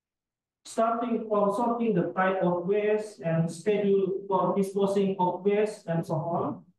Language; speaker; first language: English; non-native, fluent; Indonesian